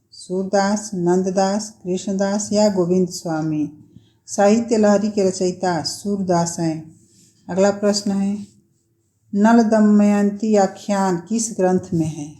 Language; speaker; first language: Hindi; native; Hindi